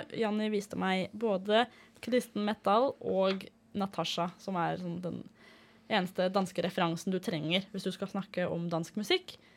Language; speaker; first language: Norwegian; early bilingual, other home language; Danish